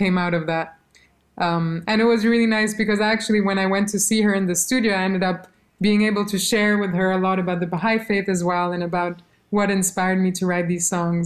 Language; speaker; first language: English; non-native, fluent; Albanian